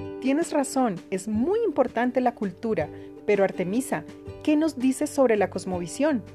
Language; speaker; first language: Spanish; native; Spanish